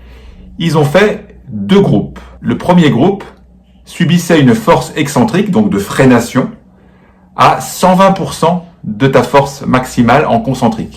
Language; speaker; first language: French; native; French